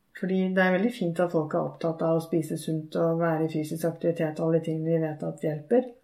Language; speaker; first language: Norwegian; native; Norwegian